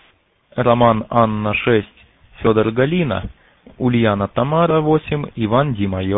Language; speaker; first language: Russian; native; Russian